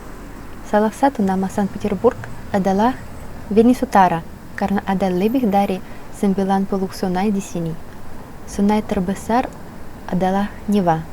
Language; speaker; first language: Indonesian; non-native, fluent; Russian